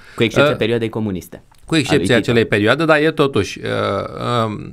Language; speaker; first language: Romanian; native; Romanian